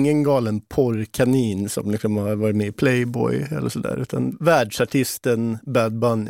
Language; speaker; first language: Swedish; native; Swedish